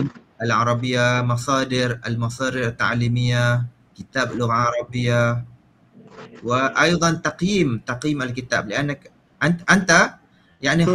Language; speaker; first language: Arabic; non-native, fluent; Malay